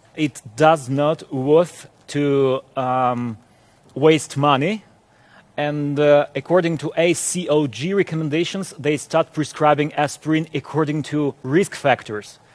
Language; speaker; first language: English; non-native, fluent; Ukrainian